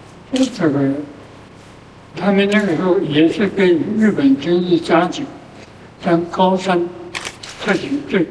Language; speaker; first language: Chinese; non-native, local second language; Min Nan Chinese